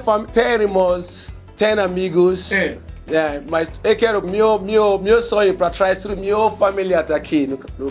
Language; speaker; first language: Portuguese; non-native, learner; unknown